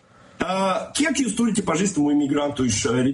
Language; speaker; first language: Lithuanian; non-native, local second language; Russian